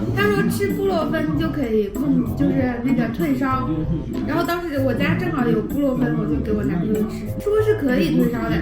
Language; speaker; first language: Chinese; native; Chinese